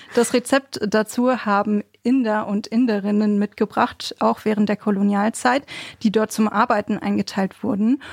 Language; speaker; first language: German; native; German